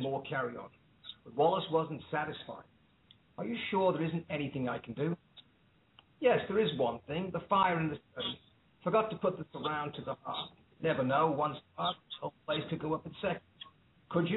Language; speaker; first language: English; native; English